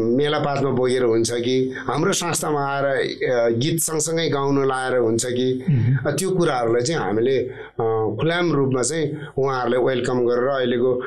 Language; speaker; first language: Nepali; non-native, local second language; Eastern Tamang